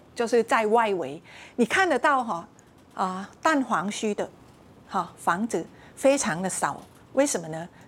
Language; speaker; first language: Chinese; non-native, fluent; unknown